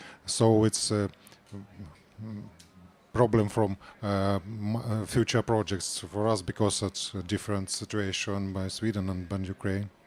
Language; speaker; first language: English; non-native, learner; Ukrainian